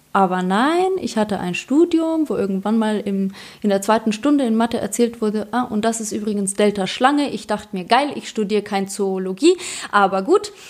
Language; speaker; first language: German; early bilingual, other home language; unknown